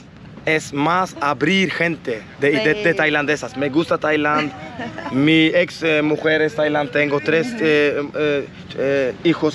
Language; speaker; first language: Spanish; non-native, learner; Swedish